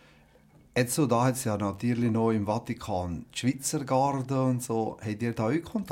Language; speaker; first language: German; native; German